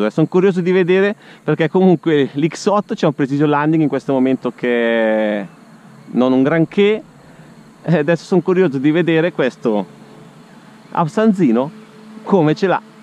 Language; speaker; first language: Italian; native; Italian